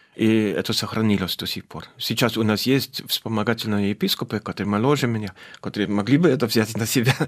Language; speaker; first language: Russian; non-native, fluent; German